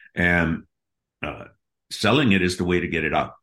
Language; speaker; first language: English; native; English